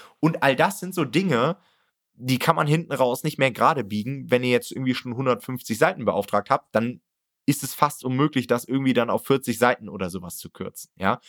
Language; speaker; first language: German; native; German